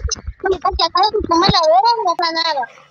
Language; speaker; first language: Spanish; native; Spanish